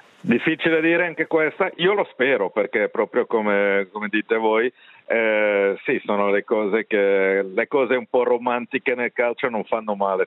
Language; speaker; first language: Italian; non-native, local second language; German